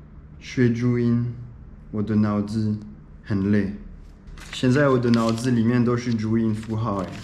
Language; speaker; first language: Chinese; non-native, fluent; French